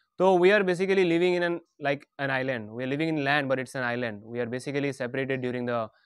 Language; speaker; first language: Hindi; non-native, local second language; Bangla